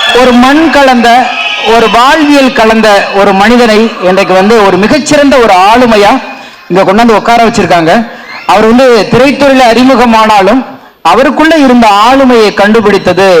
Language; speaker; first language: Tamil; native; Tamil